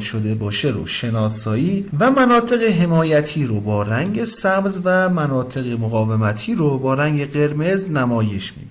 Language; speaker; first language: Persian; native; Persian